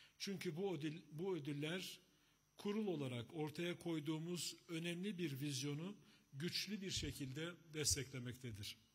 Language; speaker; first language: Turkish; native; Turkish